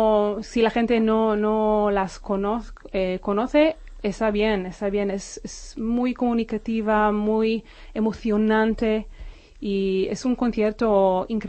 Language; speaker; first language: Spanish; non-native, fluent; Hebrew